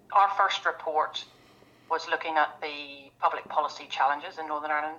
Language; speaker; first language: English; native; English